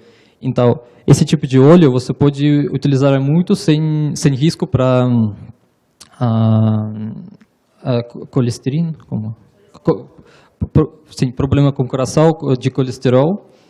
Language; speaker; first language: Portuguese; non-native, learner; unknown